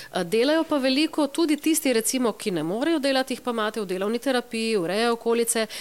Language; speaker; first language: Slovenian; native; Slovenian